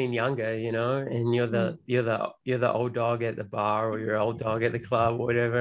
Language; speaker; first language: English; native; English